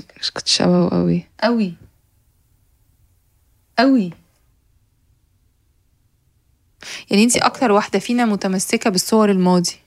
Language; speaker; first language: Arabic; native; Arabic